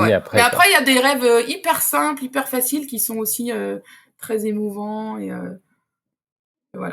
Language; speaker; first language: French; native; French